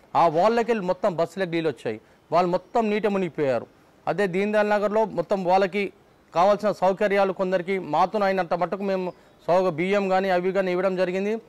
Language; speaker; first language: Telugu; native; Telugu